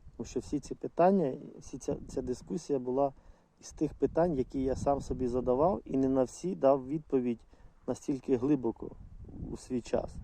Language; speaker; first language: Ukrainian; non-native, local second language; Russian